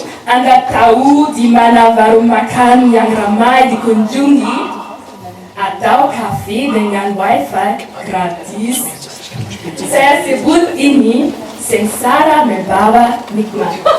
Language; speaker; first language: Indonesian; non-native, learner; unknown